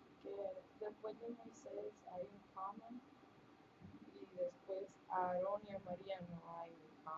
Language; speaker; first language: Spanish; early bilingual, heritage; Spanish